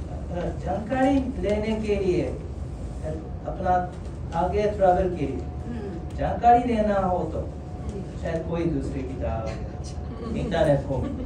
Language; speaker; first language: Hindi; non-native, fluent; Japanese